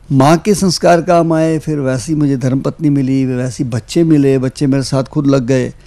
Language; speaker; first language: Hindi; native; Hindi